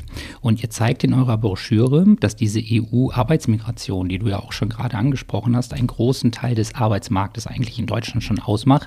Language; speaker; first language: German; native; German